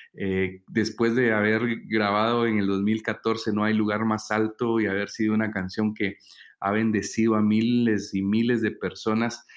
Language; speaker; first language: Spanish; native; Spanish